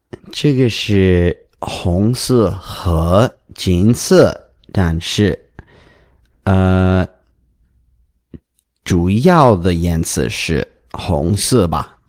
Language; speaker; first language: Chinese; non-native, learner; English